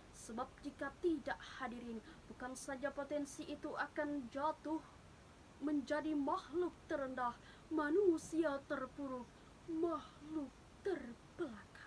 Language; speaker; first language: Indonesian; native; Indonesian